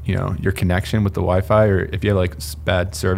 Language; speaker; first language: English; native; English